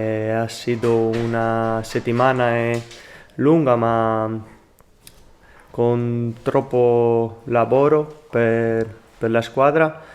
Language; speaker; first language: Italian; non-native, learner; Spanish